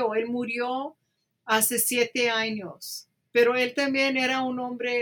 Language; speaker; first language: Spanish; early bilingual, heritage; Spanish